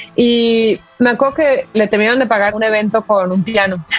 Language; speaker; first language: Spanish; native; Spanish